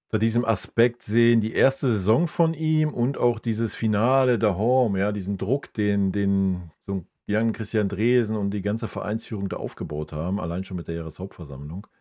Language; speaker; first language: German; native; German